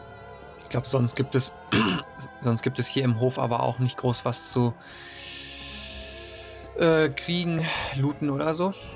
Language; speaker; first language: German; native; German